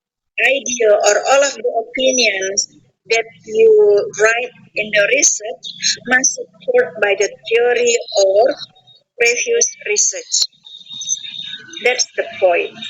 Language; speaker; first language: English; non-native, fluent; Indonesian